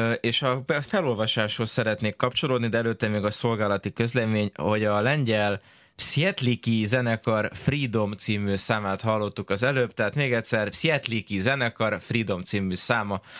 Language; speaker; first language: Hungarian; native; Hungarian